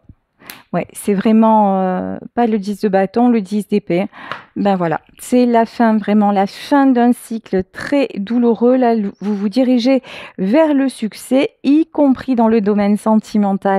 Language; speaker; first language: French; native; French